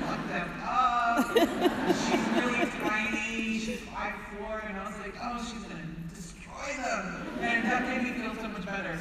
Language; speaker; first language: English; native; English